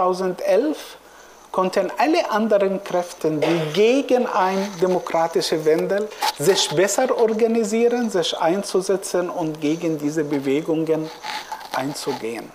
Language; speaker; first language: German; non-native, fluent; Arabic